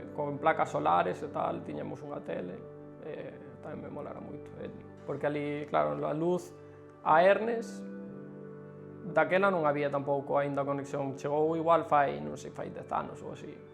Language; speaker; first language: Galician; early bilingual, other home language; German